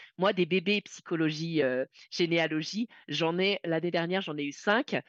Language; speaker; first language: French; native; French